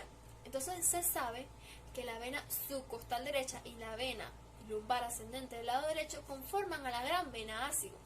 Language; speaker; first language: Spanish; native; Spanish